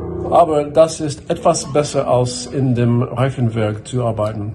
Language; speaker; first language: German; non-native, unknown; English